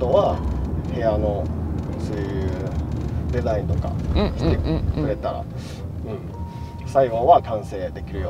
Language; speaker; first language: Japanese; non-native, fluent; Chinese